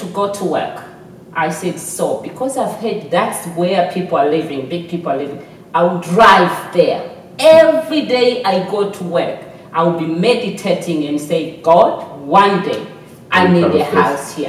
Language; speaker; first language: English; non-native, local second language; Swahili